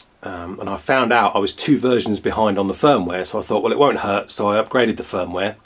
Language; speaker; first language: English; native; English